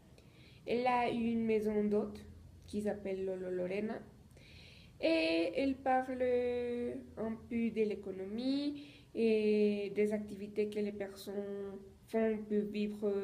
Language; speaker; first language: French; non-native, learner; Spanish